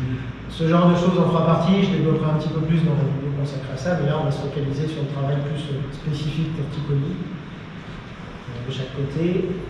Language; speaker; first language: French; native; French